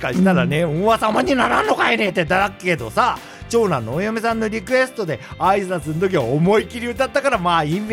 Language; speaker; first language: Japanese; native; Japanese